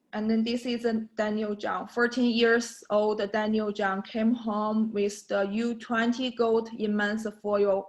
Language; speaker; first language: English; non-native, learner; Chinese